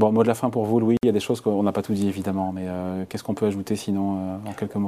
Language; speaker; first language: French; native; French